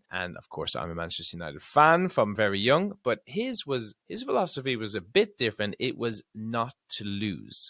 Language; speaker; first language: English; native; English